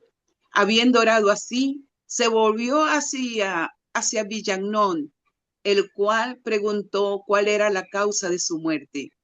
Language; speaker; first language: Spanish; native; Spanish